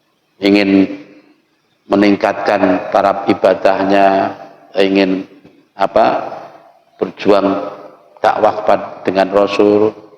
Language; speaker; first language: Indonesian; non-native, local second language; Javanese